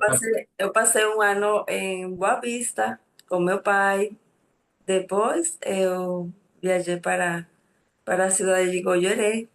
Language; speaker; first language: Portuguese; non-native, fluent; Spanish